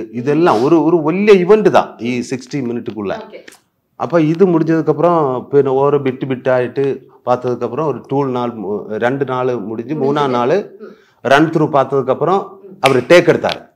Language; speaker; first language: Tamil; non-native, learner; Malayalam